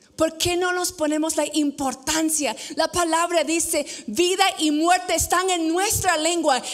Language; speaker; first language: Spanish; non-native, fluent; English